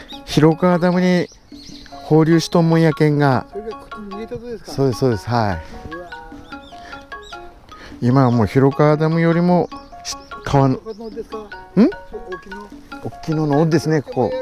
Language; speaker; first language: Japanese; native; Japanese